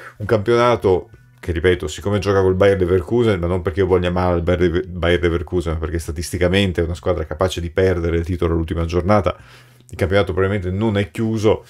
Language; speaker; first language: Italian; native; Italian